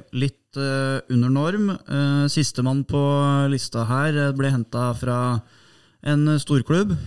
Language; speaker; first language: Norwegian; native; Norwegian